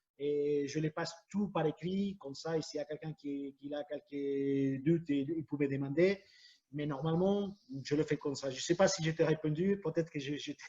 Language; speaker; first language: French; non-native, fluent; Spanish